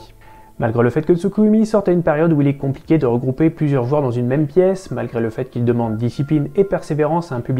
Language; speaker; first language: French; native; French